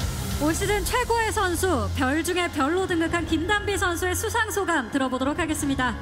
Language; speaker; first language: Korean; native; Korean